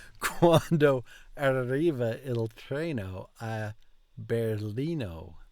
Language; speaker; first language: Italian; non-native, learner; English